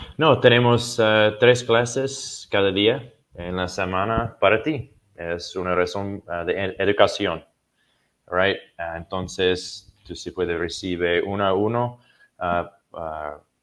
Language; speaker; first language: Spanish; non-native, learner; English